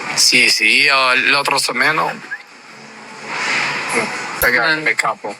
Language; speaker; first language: Italian; non-native, learner; Albanian